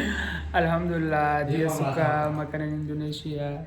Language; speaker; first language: Indonesian; non-native, learner; Pashto